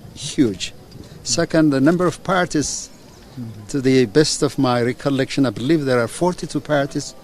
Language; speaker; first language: English; non-native, local second language; Amharic